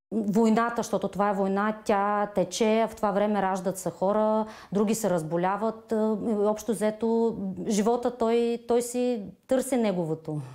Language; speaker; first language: Bulgarian; non-native, fluent; Ukrainian